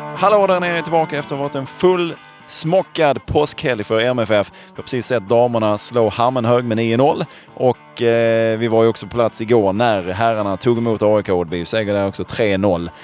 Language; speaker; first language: Swedish; native; Swedish